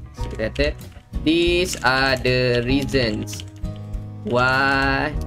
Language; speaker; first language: English; non-native, local second language; Malay